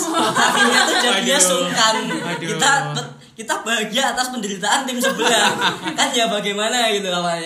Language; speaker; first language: Indonesian; native; Indonesian